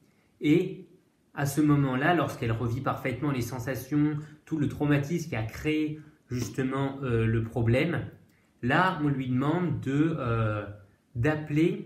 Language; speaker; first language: French; native; French